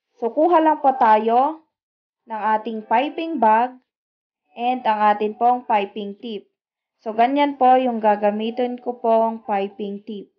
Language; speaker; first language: Filipino; native; Filipino